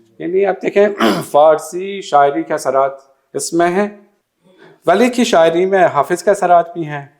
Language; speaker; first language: Urdu; non-native, fluent; Persian